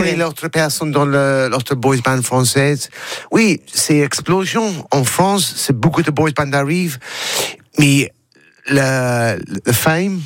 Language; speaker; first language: French; non-native, learner; English